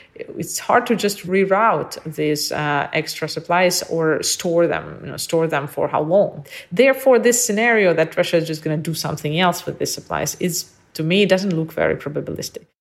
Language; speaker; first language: English; early bilingual, other home language; Ukrainian